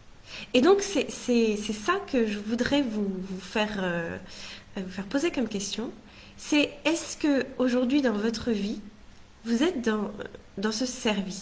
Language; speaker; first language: French; native; French